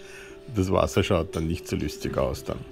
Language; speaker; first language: German; non-native, fluent; Russian